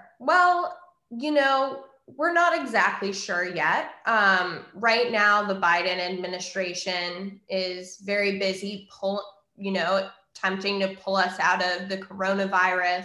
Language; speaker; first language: English; native; English